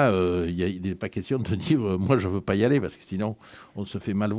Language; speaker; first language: French; native; French